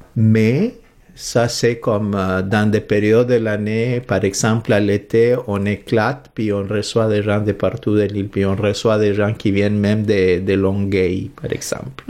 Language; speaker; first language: French; non-native, fluent; Spanish